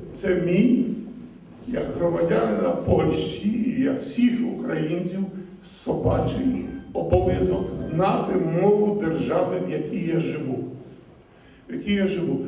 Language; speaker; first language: Ukrainian; early bilingual, heritage; Ukrainian